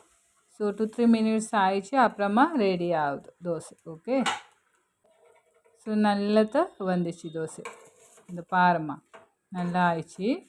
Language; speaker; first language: Tamil; non-native, learner; Kannada